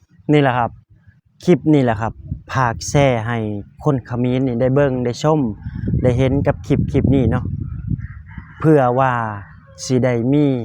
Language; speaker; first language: Thai; non-native, local second language; Lao